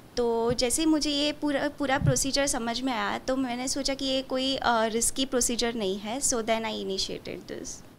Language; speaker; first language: Hindi; non-native, local second language; Gujarati